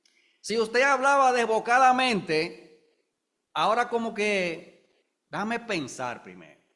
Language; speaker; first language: Spanish; native; Spanish